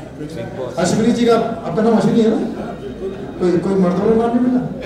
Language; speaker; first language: Hindi; native; Hindi